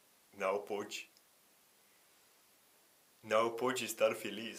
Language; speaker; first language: Portuguese; non-native, fluent; Russian